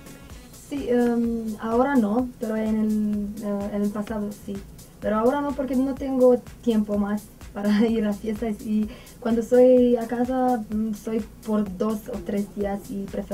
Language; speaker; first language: Spanish; non-native, learner; Romanian